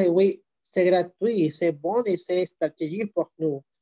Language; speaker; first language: French; non-native, learner; Spanish